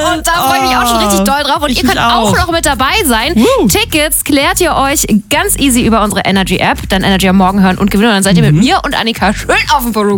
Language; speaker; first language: German; native; German